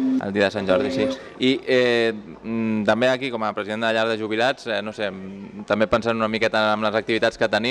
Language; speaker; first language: Catalan; native; Catalan